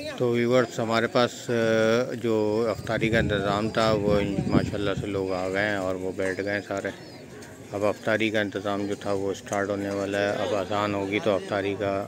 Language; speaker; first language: Hindi; native; Hindi